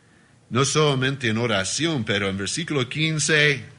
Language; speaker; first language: Spanish; non-native, learner; Portuguese